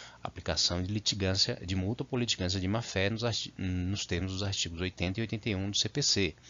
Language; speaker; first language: Portuguese; native; Portuguese